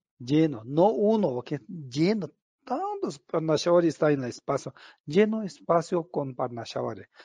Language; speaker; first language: Spanish; non-native, learner; Tibetan